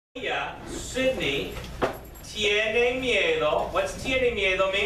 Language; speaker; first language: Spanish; non-native, fluent; English